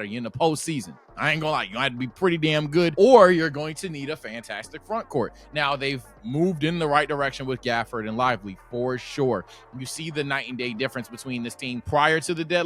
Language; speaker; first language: English; native; English